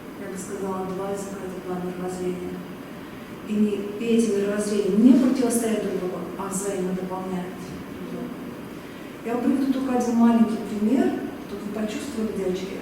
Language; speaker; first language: Russian; native; Russian